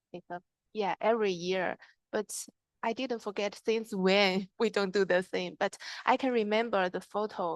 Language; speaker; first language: English; non-native, learner; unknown